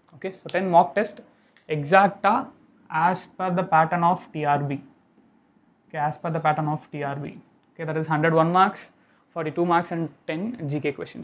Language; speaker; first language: English; non-native, local second language; Tamil